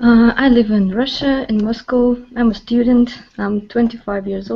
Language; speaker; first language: English; non-native, learner; Russian